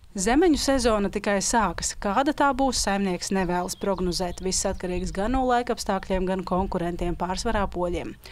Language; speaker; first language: Latvian; native; Latvian